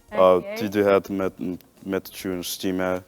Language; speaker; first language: Albanian; non-native, learner; English